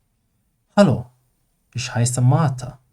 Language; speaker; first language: German; non-native, learner; Persian